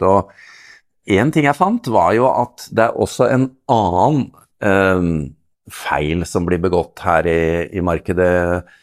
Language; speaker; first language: Norwegian; native; Norwegian